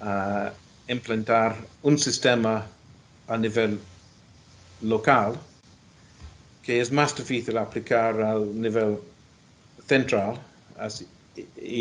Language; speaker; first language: Spanish; non-native, fluent; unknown